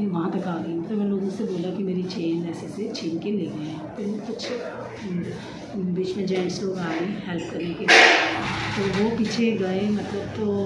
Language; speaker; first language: Hindi; non-native, local second language; Punjabi